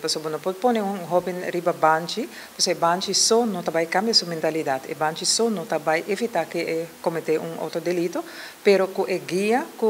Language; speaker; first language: Portuguese; non-native, learner; Papiamento